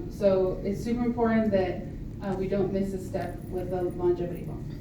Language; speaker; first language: English; native; English